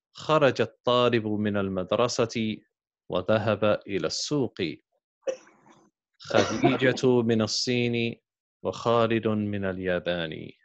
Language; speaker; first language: Arabic; non-native, fluent; English